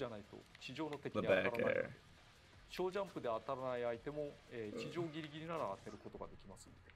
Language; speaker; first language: Japanese; native; Japanese